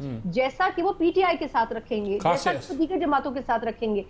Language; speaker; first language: Urdu; native; Urdu